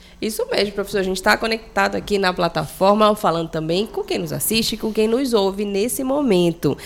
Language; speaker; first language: Portuguese; native; Portuguese